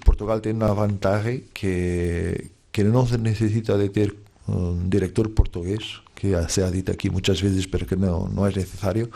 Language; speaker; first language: Spanish; non-native, fluent; Portuguese